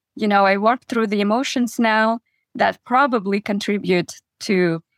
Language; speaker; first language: English; non-native, fluent; Russian